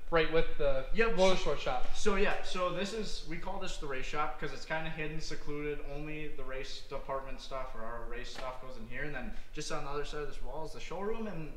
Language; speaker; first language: English; native; English